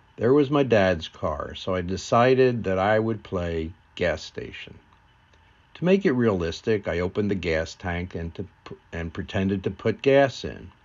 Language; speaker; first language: English; native; English